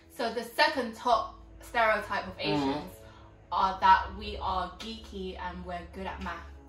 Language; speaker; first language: English; non-native, fluent; Vietnamese